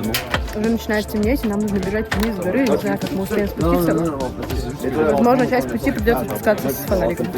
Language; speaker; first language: Russian; native; Russian